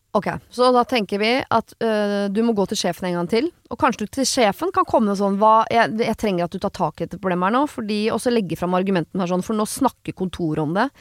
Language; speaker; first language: Norwegian; native; Norwegian